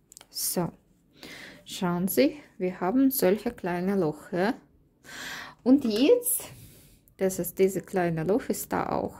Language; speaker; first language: German; non-native, learner; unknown